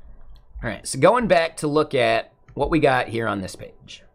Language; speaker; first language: English; native; English